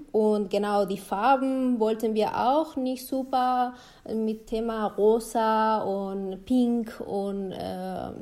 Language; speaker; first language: German; non-native, fluent; Spanish